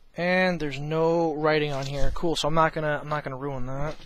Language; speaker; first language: English; native; English